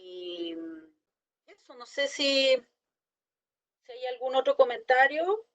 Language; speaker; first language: Spanish; native; Spanish